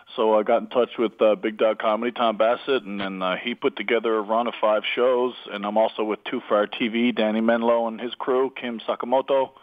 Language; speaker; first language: English; native; English